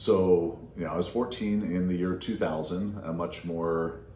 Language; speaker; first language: English; native; English